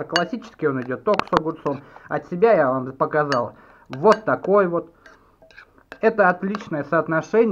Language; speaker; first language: Russian; native; Russian